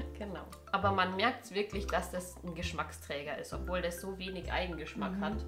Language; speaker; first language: German; native; German